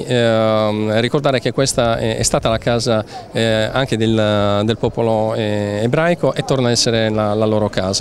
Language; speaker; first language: Italian; native; Italian